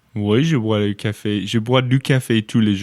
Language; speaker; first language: French; non-native, learner; English